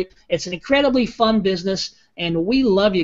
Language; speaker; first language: English; native; English